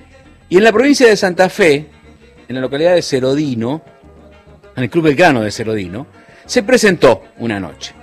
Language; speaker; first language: Spanish; native; Spanish